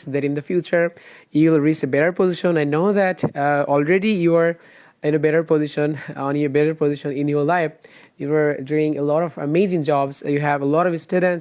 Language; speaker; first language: English; non-native, fluent; Bangla